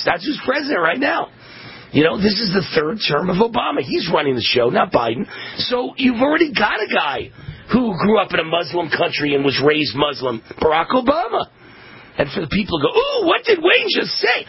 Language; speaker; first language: English; native; English